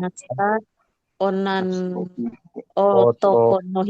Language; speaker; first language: Japanese; non-native, learner; Indonesian